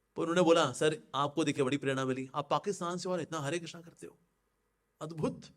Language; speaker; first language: Hindi; native; Hindi